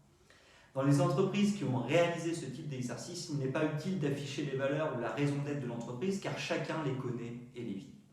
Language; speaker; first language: French; native; French